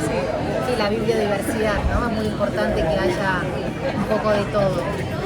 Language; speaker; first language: Spanish; native; Spanish